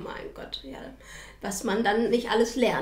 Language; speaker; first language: German; native; German